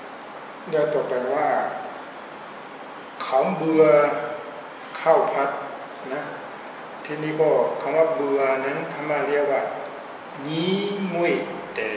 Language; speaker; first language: Thai; non-native, fluent; Burmese